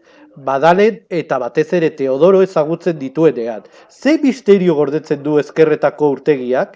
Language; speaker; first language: Basque; non-native, local second language; Spanish